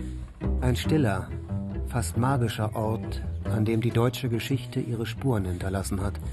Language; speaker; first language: German; native; German